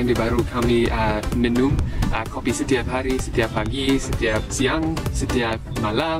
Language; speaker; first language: Indonesian; non-native, learner; English